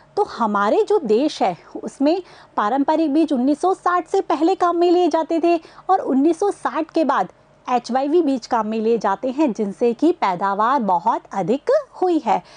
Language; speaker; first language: Hindi; native; Hindi